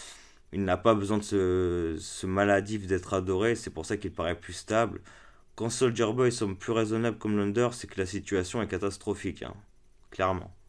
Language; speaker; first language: French; native; French